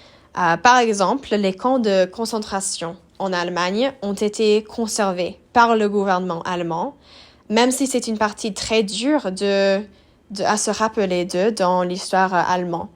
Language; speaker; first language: French; non-native, learner; English